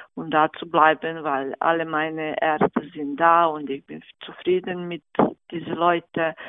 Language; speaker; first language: German; non-native, fluent; Serbian